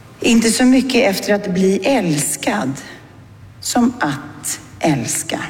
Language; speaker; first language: Swedish; native; Swedish